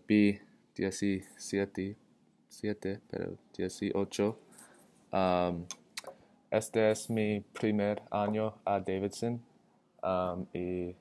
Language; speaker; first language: Spanish; non-native, learner; English